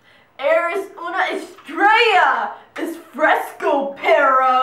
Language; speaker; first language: Spanish; non-native, learner; English